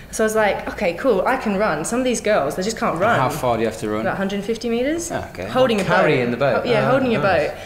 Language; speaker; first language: English; native; English